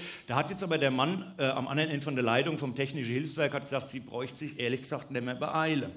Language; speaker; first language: German; native; German